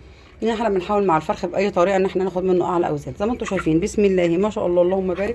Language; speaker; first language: Arabic; native; Arabic